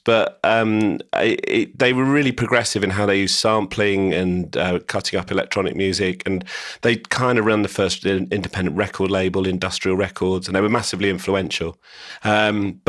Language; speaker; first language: English; native; English